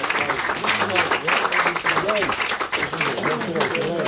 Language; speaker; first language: French; native; French